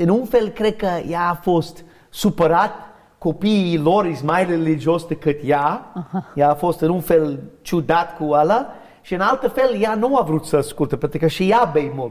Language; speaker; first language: Romanian; non-native, learner; English